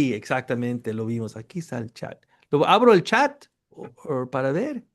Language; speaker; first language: Spanish; early bilingual, heritage; Spanish